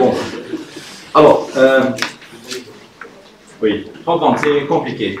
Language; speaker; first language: French; non-native, fluent; Swedish